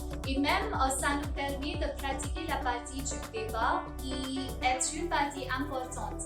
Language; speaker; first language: French; non-native, fluent; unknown